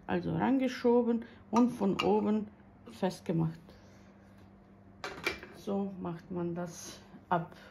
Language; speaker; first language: German; non-native, learner; Bosnian